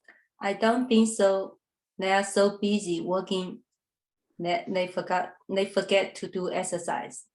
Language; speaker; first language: English; non-native, learner; Chinese